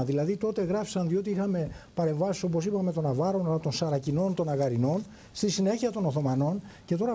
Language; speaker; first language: Greek; native; Greek